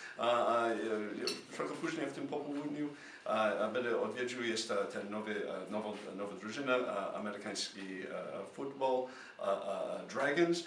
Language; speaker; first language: Polish; non-native, fluent; English